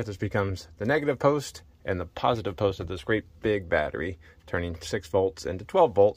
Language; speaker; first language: English; native; English